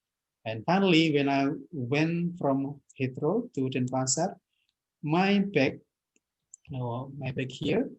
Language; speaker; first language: English; non-native, fluent; Indonesian